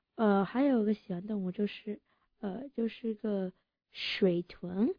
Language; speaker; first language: Chinese; early bilingual, heritage; English